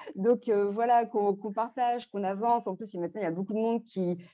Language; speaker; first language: French; native; French